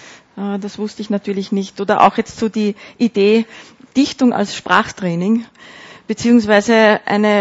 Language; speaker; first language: German; native; German